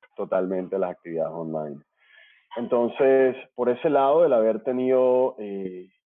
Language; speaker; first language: Spanish; native; Spanish